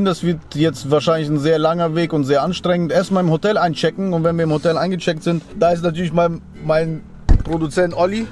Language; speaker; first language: German; early bilingual, other home language; Russian